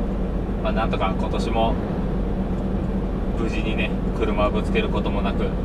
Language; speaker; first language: Japanese; native; Japanese